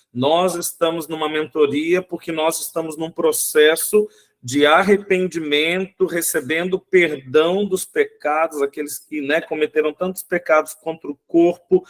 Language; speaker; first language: Portuguese; native; Portuguese